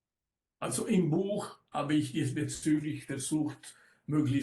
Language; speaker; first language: German; non-native, local second language; Italian